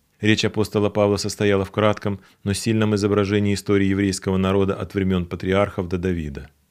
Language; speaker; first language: Russian; native; Russian